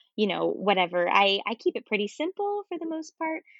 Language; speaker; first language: English; native; English